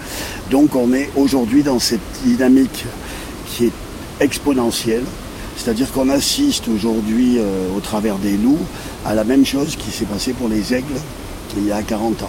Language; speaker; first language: French; native; French